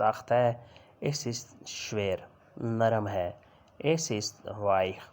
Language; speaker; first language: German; non-native, learner; Urdu